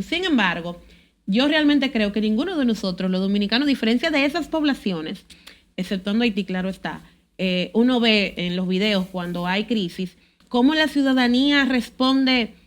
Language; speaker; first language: Spanish; native; Spanish